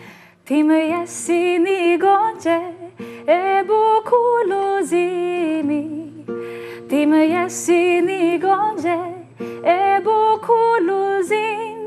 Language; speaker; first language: Albanian; non-native, learner; English